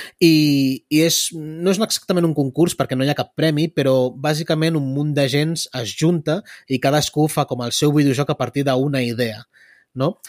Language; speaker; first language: Catalan; early bilingual, other home language; Spanish